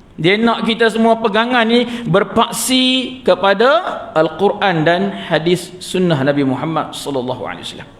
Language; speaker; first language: Malay; native; Malay